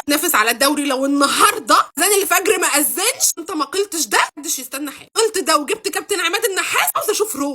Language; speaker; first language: Arabic; native; Arabic